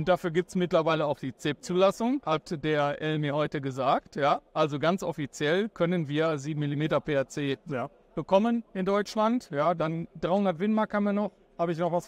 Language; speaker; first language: German; native; German